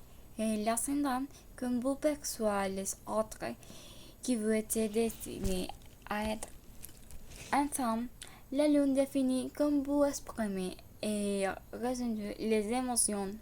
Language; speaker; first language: French; non-native, learner; Spanish